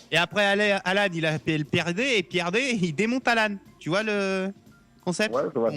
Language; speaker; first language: French; native; French